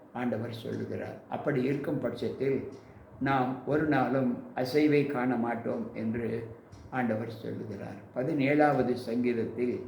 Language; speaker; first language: Tamil; native; Tamil